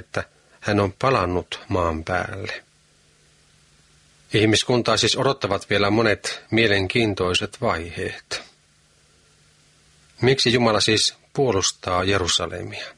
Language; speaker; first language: Finnish; native; Finnish